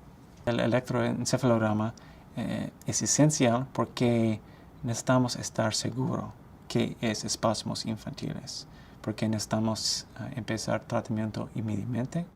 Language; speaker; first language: Spanish; non-native, fluent; English